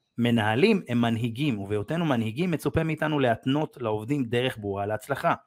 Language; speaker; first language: Hebrew; native; Hebrew